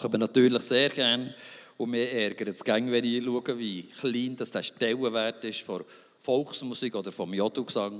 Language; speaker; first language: German; native; German